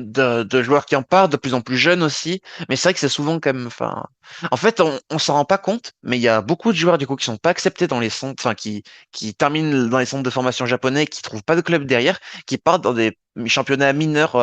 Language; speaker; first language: French; native; French